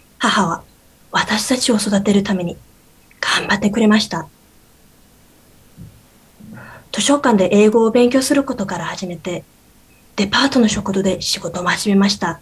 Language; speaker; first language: Japanese; non-native, learner; Korean